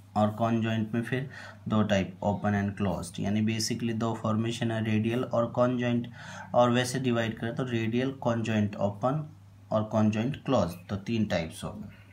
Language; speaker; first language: Hindi; native; Hindi